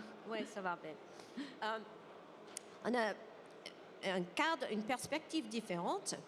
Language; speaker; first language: French; non-native, fluent; English